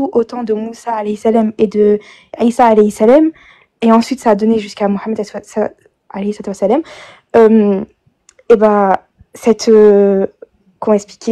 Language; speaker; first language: French; native; French